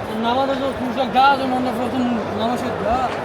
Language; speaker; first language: Russian; non-native, local second language; Uzbek